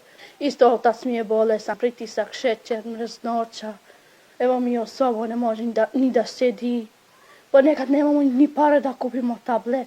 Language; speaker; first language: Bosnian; non-native, local second language; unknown